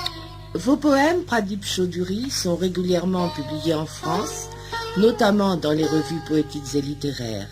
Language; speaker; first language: French; native; French